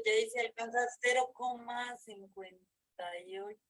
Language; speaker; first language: Spanish; native; Spanish